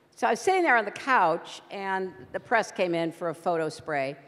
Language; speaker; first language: English; native; English